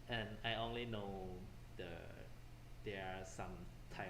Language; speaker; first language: English; non-native, fluent; Thai